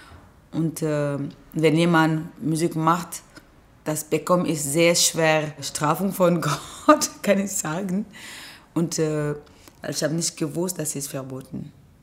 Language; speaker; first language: German; non-native, learner; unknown